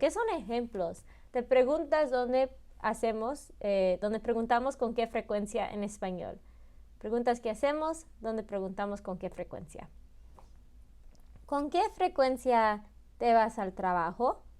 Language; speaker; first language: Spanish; early bilingual, heritage; Spanish